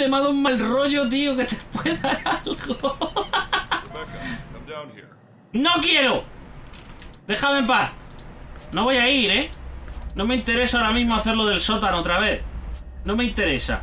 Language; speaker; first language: Spanish; native; Spanish